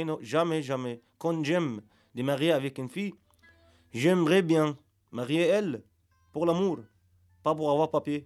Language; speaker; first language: French; non-native, learner; Arabic